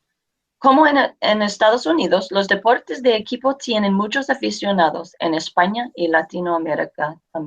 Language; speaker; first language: Spanish; non-native, fluent; English